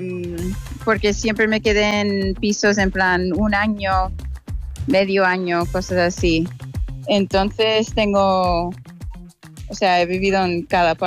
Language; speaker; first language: Spanish; non-native, fluent; English